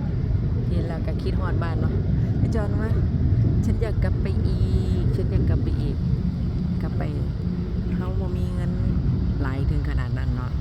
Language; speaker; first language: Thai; non-native, local second language; Northeastern Thai